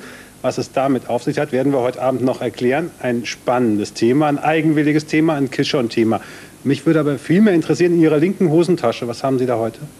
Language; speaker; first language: German; native; German